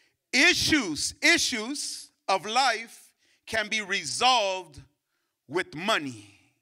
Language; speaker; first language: English; early bilingual, other home language; Spanish